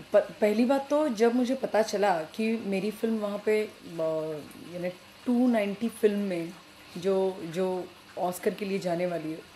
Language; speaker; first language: Hindi; non-native, local second language; Marathi